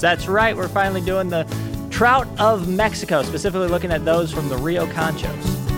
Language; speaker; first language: English; native; English